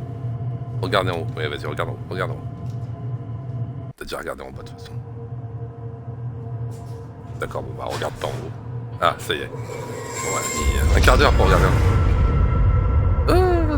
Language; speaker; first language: French; native; French